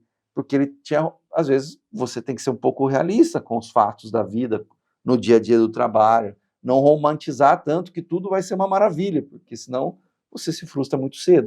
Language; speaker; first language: Portuguese; native; Portuguese